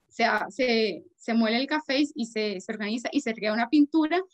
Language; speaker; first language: Spanish; native; Spanish